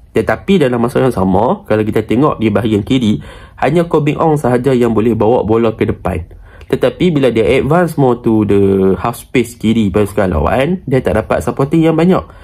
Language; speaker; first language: Malay; native; Malay